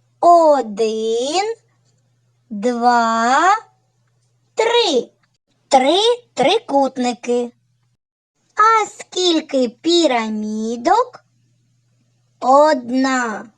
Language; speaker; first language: Ukrainian; native; Ukrainian